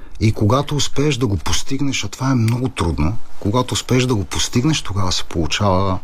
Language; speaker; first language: Bulgarian; non-native, fluent; Italian